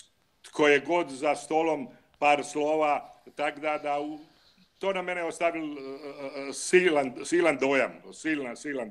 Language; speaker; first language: Russian; non-native, learner; Croatian